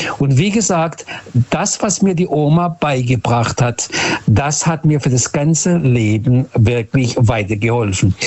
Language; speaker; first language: German; early bilingual, other home language; Portuguese